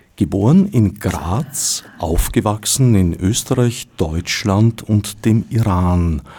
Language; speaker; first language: German; native; German